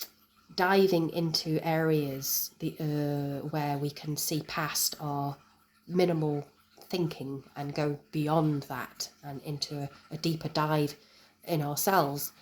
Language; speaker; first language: English; native; English